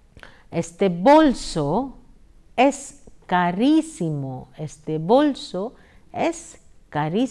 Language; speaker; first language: Spanish; non-native, fluent; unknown